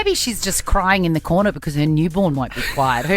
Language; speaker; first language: English; native; English